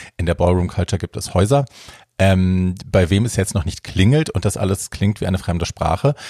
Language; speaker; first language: German; native; German